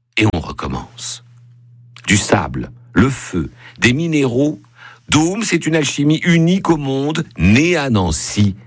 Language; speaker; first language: French; native; French